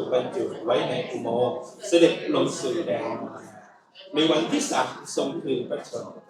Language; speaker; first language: Thai; native; Thai